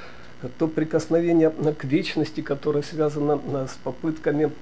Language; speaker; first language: Russian; native; Russian